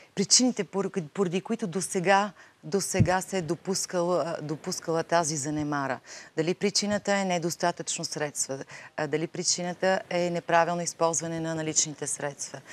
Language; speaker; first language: Bulgarian; native; Bulgarian